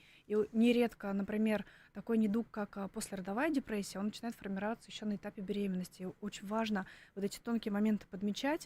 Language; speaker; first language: Russian; native; Russian